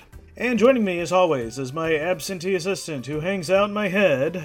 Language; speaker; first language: English; native; English